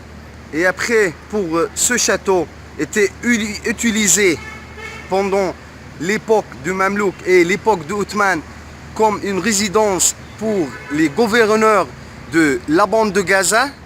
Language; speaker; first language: French; non-native, fluent; Arabic